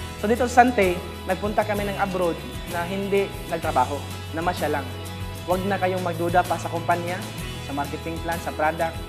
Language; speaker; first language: Filipino; non-native, local second language; Cebuano